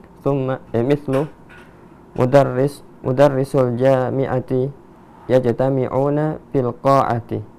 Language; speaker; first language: Arabic; non-native, learner; Indonesian